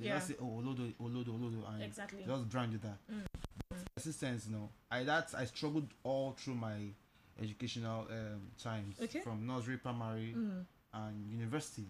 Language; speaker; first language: English; non-native, local second language; Igbo